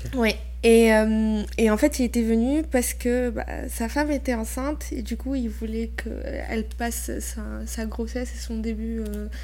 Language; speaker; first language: French; non-native, local second language; Arabic